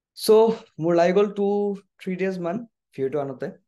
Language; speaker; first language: English; non-native, local second language; Assamese